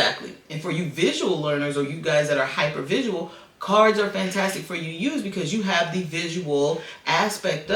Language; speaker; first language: English; native; English